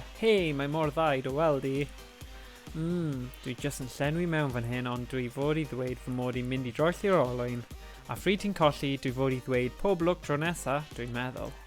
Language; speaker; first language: Welsh; native; Welsh